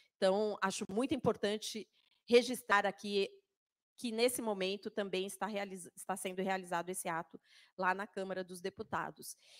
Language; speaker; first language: Portuguese; native; Portuguese